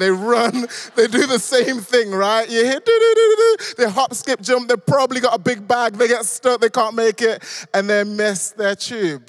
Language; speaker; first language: English; native; English